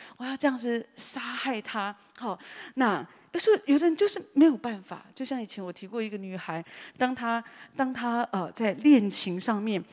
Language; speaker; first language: Chinese; native; Chinese